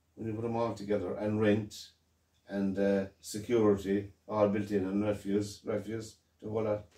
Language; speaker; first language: English; native; English